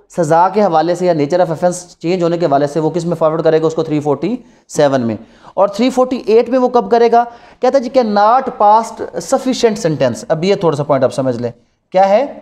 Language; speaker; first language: Urdu; non-native, local second language; Punjabi